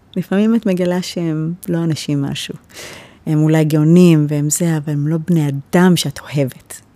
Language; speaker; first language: Hebrew; early bilingual, heritage; Hebrew